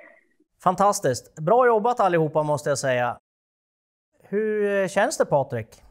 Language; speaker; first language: Swedish; native; Swedish